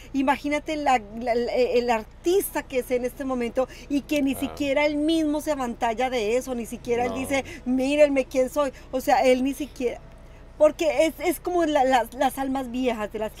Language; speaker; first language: Spanish; native; Spanish